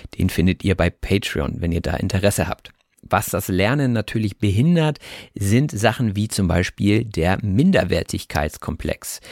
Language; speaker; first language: German; native; German